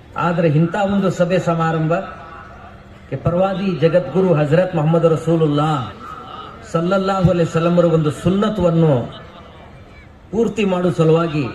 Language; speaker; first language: Kannada; non-native, local second language; Urdu